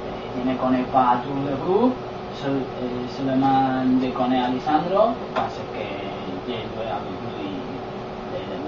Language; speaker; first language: French; non-native, learner; Spanish